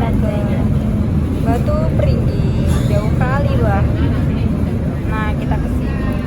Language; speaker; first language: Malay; non-native, local second language; Javanese